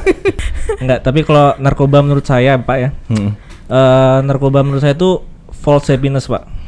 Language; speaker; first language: Indonesian; native; Indonesian